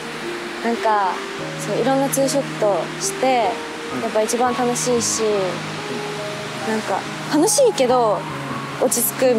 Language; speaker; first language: Japanese; native; Japanese